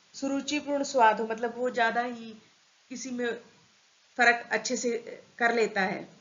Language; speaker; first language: Hindi; native; Hindi